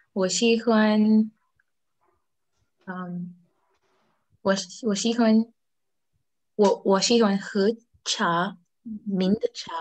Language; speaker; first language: Chinese; non-native, learner; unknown